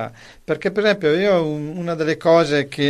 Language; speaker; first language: Italian; native; Italian